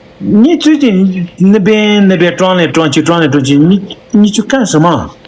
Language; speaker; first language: Chinese; non-native, local second language; Tibetan